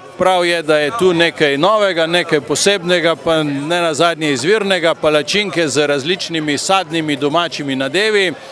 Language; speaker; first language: Slovenian; native; Slovenian